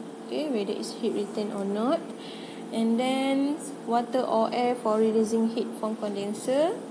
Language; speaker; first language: English; non-native, local second language; Malay